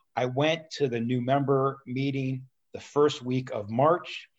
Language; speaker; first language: English; native; English